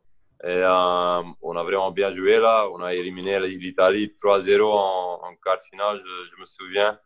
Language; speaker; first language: French; non-native, local second language; Dutch